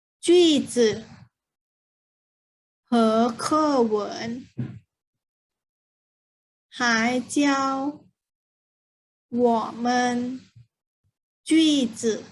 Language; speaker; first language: Chinese; non-native, fluent; Thai